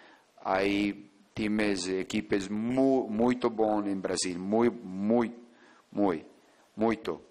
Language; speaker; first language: Portuguese; non-native, learner; Spanish